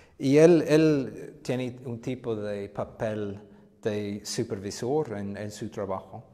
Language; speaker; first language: Spanish; non-native, fluent; English